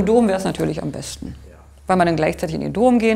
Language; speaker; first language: German; native; German